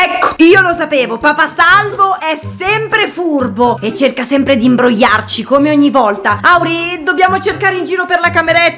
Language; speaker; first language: Italian; native; Italian